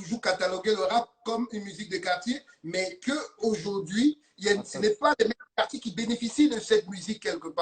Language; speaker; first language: French; native; French